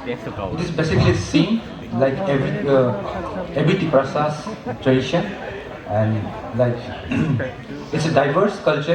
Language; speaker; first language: English; non-native, local second language; Kok Borok